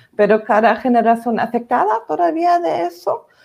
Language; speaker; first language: Spanish; non-native, fluent; German